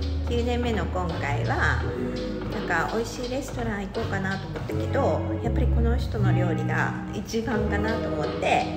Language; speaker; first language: Japanese; native; Japanese